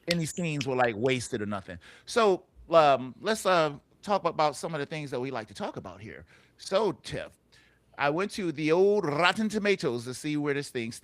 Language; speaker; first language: English; native; English